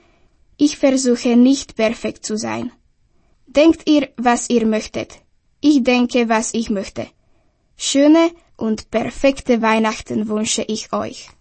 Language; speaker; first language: German; non-native, fluent; Slovak